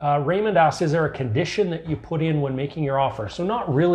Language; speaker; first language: English; native; English